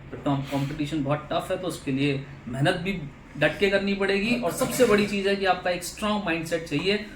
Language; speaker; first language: Hindi; native; Hindi